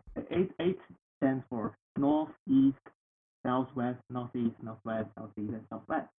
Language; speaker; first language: English; non-native, learner; Chinese